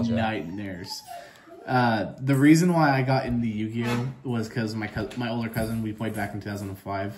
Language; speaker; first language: English; native; English